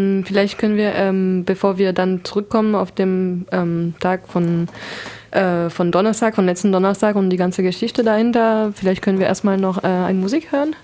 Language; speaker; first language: German; non-native, fluent; French